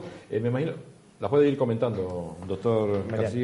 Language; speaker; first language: Spanish; native; Spanish